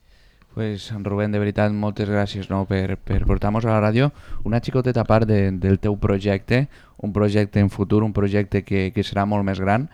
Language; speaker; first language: Catalan; native; Catalan